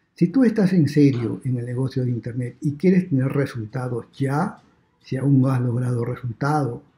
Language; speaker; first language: Spanish; native; Spanish